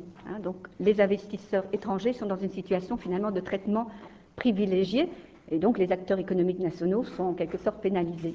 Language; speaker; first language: French; native; French